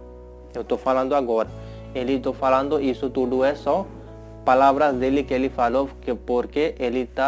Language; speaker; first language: Portuguese; non-native, learner; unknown